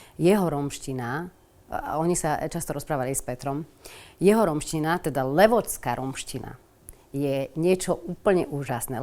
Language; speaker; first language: Slovak; native; Slovak